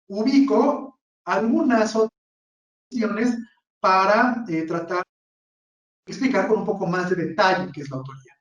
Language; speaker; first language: Spanish; native; Spanish